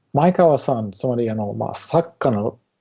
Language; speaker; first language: Japanese; non-native, learner; English